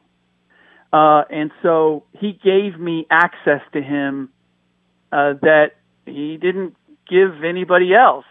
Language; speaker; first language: English; early bilingual, other home language; German